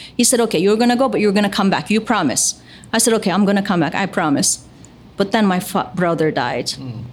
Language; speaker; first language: English; non-native, fluent; Turkish